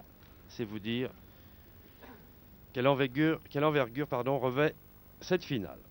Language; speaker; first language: French; native; French